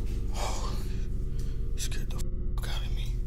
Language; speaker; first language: English; native; English